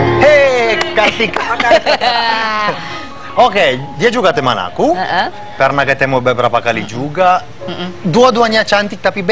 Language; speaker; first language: Indonesian; non-native, fluent; Italian